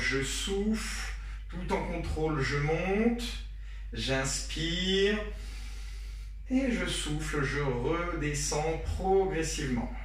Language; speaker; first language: French; native; French